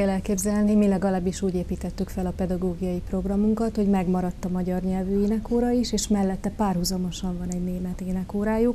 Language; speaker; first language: Hungarian; native; Hungarian